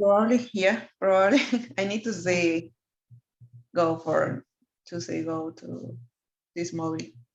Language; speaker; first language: English; non-native, learner; Spanish